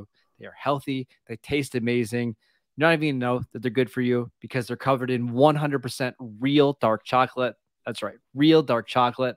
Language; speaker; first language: English; native; English